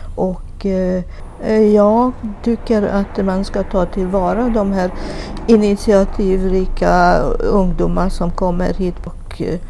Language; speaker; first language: Swedish; non-native, fluent; Hungarian